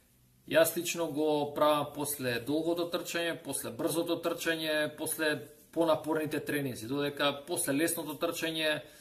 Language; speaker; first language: Macedonian; native; Macedonian